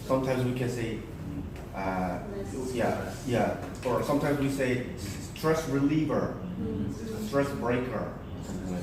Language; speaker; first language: English; early bilingual, other home language; Korean